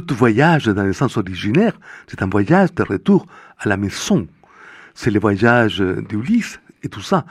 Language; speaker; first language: French; non-native, fluent; Spanish